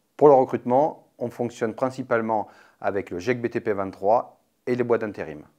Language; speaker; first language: French; native; French